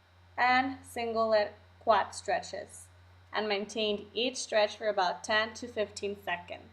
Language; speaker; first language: English; native; English